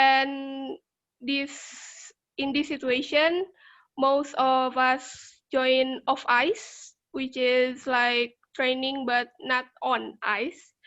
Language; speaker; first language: English; non-native, learner; Indonesian